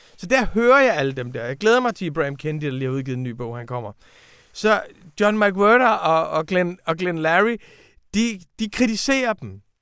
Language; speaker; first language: Danish; native; Danish